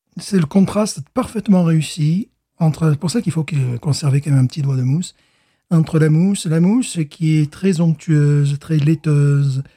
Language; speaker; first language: French; native; French